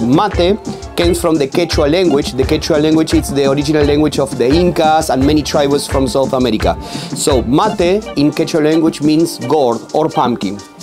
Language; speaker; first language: English; non-native, fluent; Spanish